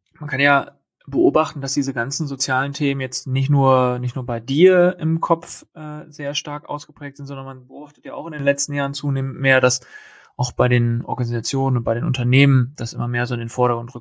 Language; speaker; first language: German; native; German